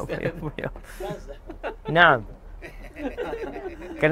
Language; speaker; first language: Indonesian; native; Indonesian